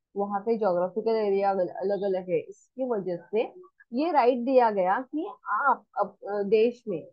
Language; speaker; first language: Hindi; non-native, local second language; Marathi